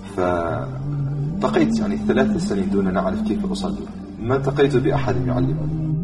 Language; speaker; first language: Arabic; non-native, fluent; English